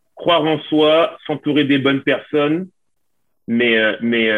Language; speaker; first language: French; native; French